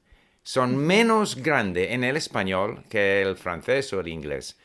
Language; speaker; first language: Spanish; non-native, fluent; English